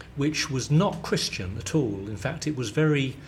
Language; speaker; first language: English; native; English